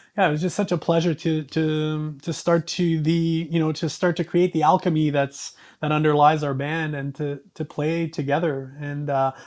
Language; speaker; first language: English; native; English